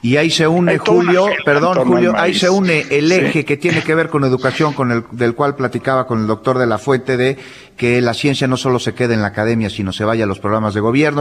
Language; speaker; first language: Spanish; native; Spanish